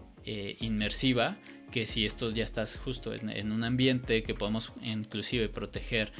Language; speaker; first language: Spanish; native; Spanish